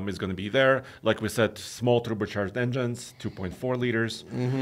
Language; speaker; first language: English; native; English